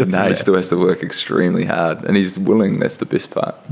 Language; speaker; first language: English; native; English